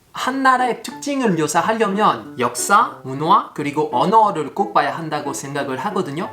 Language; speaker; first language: Korean; non-native, fluent; French